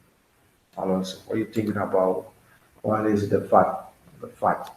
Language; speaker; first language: English; non-native, learner; Spanish